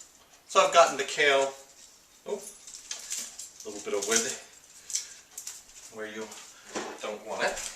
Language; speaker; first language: English; native; English